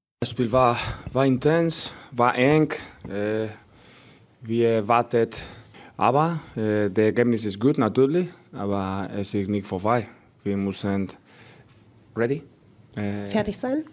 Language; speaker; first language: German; non-native, learner; Spanish